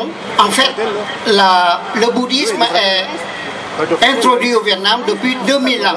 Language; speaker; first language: French; non-native, fluent; Vietnamese